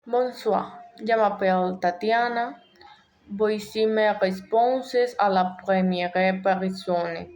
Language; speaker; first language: French; non-native, learner; Spanish